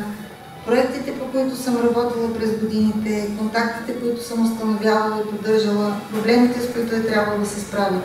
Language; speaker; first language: Bulgarian; native; Bulgarian